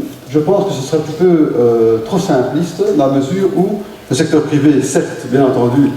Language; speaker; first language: French; native; French